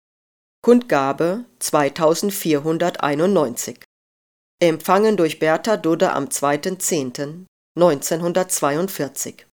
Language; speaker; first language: German; native; German